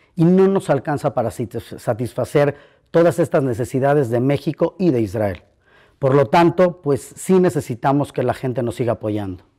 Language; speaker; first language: Spanish; native; Spanish